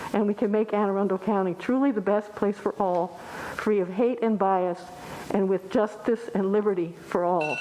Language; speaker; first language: English; native; English